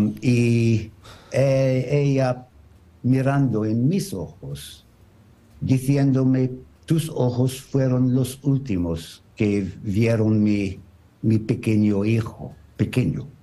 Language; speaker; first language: Spanish; non-native, learner; French